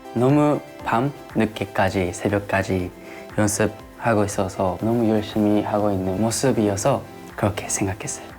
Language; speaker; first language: Korean; non-native, learner; Japanese